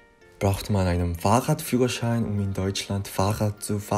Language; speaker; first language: German; non-native, learner; Korean